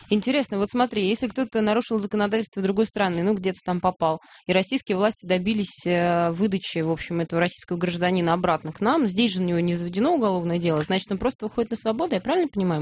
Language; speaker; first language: Russian; native; Russian